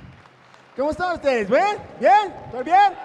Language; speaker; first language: Spanish; non-native, learner; English